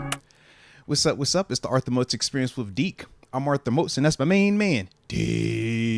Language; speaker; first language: English; native; English